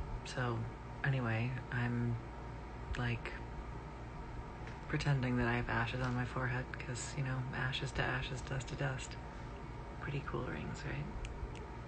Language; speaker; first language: English; native; English